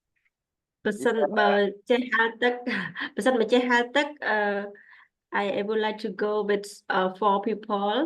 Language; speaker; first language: English; non-native, learner; Khmer